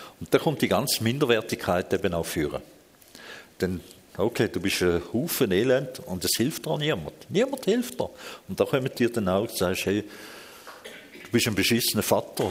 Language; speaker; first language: German; early bilingual, other home language; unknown